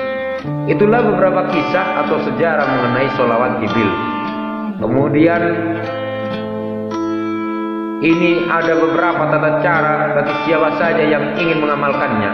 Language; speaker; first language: Indonesian; native; Indonesian